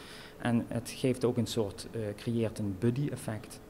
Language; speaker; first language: Dutch; native; Dutch